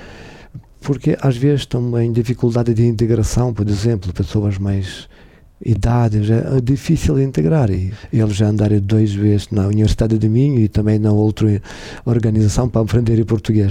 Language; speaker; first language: Portuguese; non-native, learner; Ukrainian